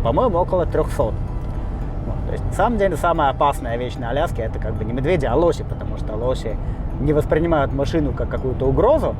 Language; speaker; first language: Russian; native; Russian